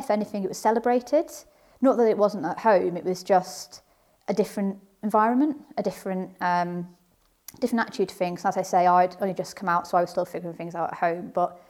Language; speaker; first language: English; native; English